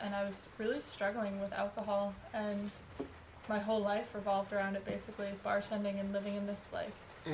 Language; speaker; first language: English; native; English